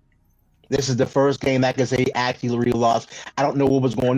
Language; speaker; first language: English; native; English